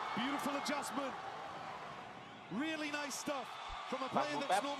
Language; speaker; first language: English; native; English